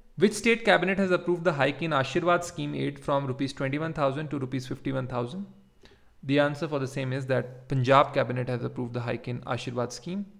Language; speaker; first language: English; non-native, local second language; Hindi